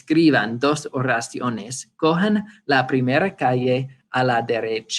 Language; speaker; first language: Spanish; non-native, fluent; English